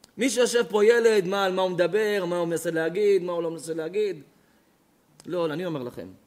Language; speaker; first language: Hebrew; native; Hebrew